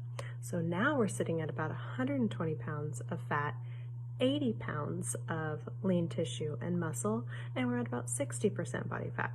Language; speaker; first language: English; native; English